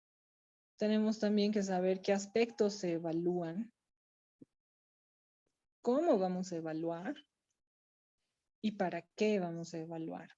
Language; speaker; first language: Spanish; native; Spanish